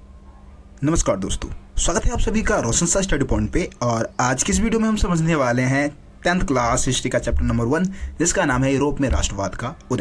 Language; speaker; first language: Hindi; native; Hindi